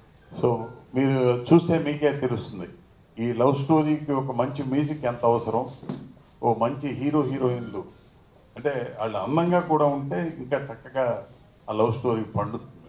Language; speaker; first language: Telugu; native; Telugu